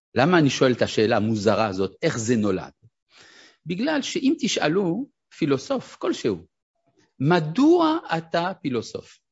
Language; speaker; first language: Hebrew; non-native, fluent; French